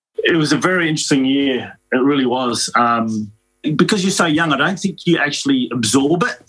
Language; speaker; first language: English; native; English